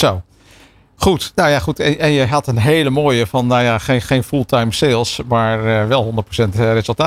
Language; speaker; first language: Dutch; native; Dutch